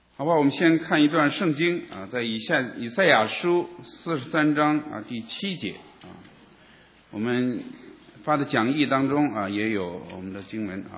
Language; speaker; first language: Chinese; native; Chinese